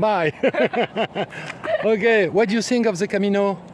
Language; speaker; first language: English; non-native, learner; French